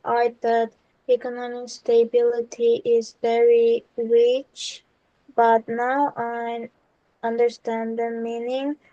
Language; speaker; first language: English; non-native, learner; Korean